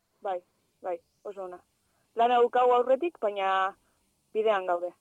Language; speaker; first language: Basque; non-native, local second language; Spanish